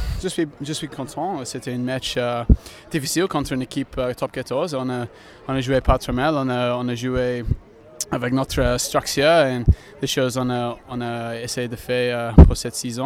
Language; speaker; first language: French; non-native, learner; English